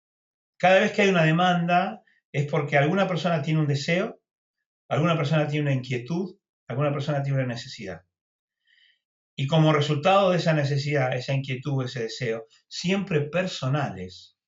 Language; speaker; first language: Spanish; native; Spanish